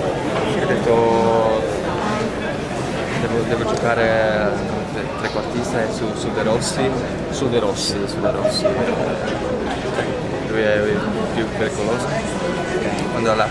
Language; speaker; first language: Italian; non-native, learner; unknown